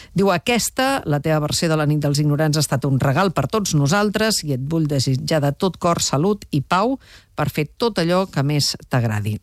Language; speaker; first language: Catalan; native; Catalan